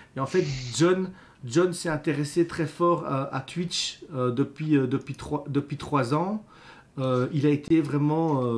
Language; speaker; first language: French; native; French